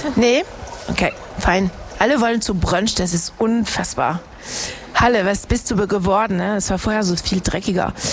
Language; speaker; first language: German; non-native, fluent; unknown